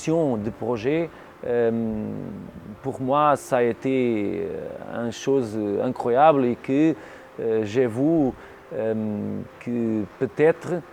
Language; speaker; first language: French; non-native, learner; Portuguese